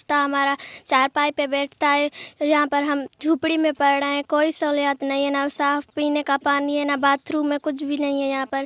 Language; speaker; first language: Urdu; non-native, local second language; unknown